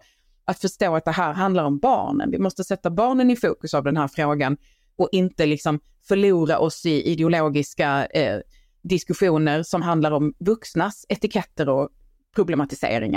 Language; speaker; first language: Swedish; native; Swedish